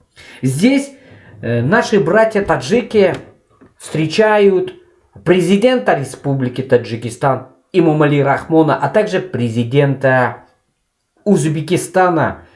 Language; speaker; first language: Russian; non-native, local second language; Tajik